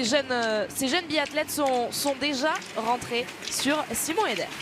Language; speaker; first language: French; native; French